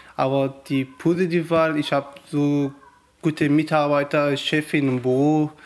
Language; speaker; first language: German; non-native, learner; Persian